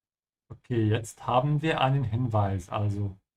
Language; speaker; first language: German; non-native, fluent; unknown